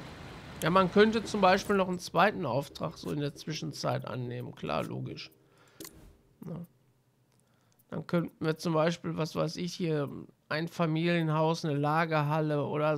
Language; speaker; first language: German; native; German